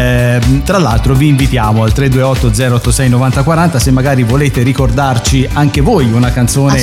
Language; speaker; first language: Italian; native; Italian